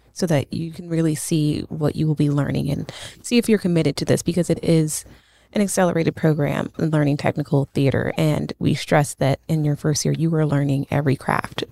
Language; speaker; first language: English; native; English